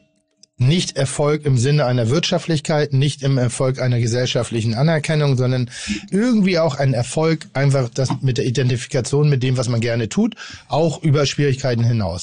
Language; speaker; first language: German; native; German